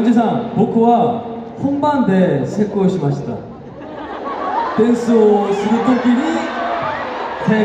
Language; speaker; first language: Japanese; non-native, learner; Korean